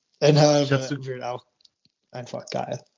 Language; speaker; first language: German; non-native, fluent; English